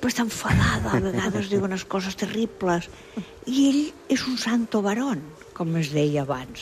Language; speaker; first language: Catalan; non-native, local second language; Spanish